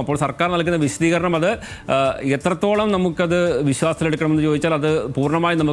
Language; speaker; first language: Malayalam; native; Malayalam